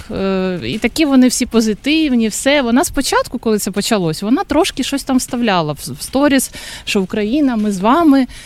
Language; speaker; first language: Ukrainian; native; Ukrainian